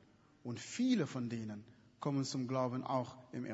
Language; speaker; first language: German; non-native, fluent; Arabic